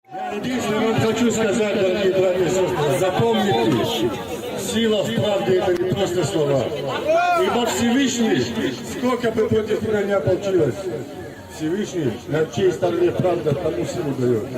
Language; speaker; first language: Russian; native; Russian